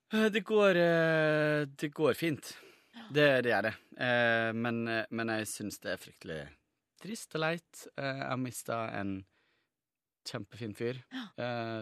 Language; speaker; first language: Norwegian; native; Norwegian